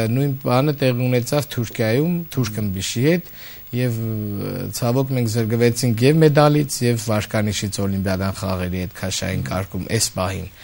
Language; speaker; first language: Armenian; native; Armenian